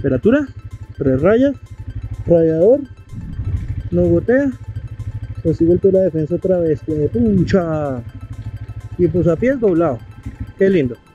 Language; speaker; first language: Spanish; native; Spanish